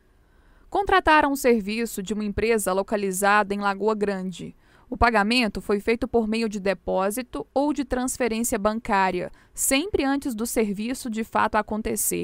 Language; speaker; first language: Portuguese; native; Portuguese